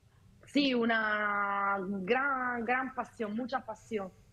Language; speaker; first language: Spanish; non-native, fluent; Italian